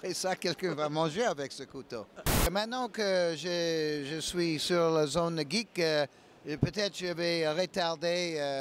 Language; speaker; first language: French; non-native, learner; English